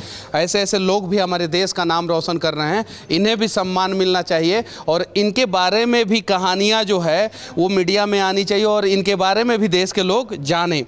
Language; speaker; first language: Hindi; native; Hindi